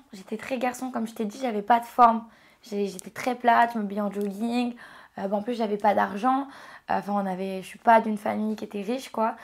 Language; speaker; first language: French; native; French